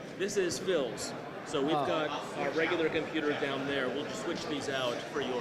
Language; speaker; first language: English; native; English